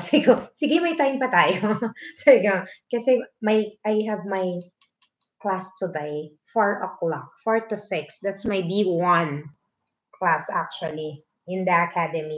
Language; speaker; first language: English; non-native, local second language; Filipino